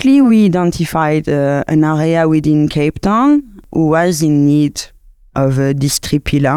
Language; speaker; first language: English; non-native, fluent; French